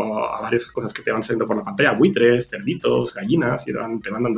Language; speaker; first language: Spanish; native; Spanish